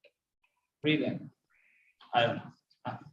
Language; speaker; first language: English; non-native, learner; Spanish